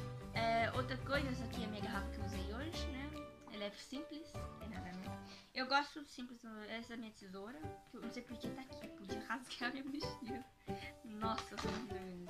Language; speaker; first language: Portuguese; early bilingual, heritage; Portuguese